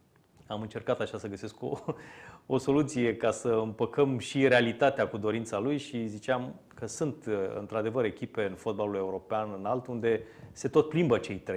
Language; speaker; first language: Romanian; native; Romanian